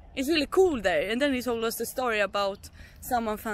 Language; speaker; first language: English; non-native, fluent; Swedish